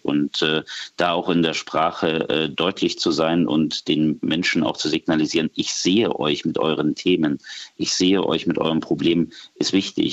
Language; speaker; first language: German; native; German